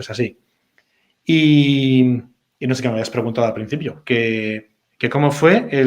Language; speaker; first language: Spanish; native; Spanish